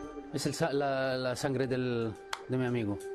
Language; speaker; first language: Spanish; non-native, fluent; Arabic